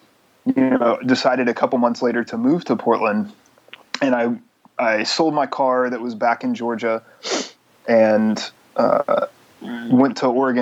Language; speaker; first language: English; native; English